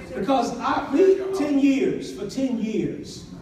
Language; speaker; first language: English; native; English